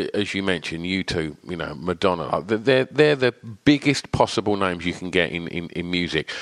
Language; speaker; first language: English; native; English